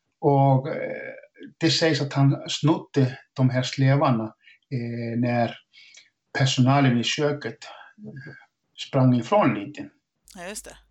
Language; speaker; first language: Swedish; non-native, fluent; Icelandic